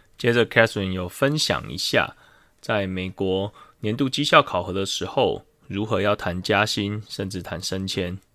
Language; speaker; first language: Chinese; native; Chinese